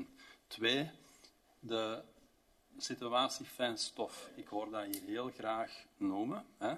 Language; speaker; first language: Dutch; native; Dutch